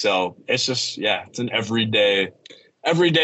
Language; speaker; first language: English; native; English